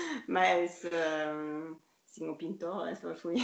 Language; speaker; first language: Portuguese; non-native, learner; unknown